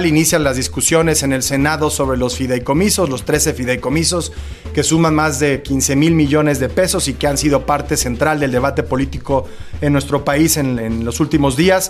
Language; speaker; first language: Spanish; native; Spanish